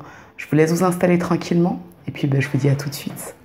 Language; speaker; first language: French; native; French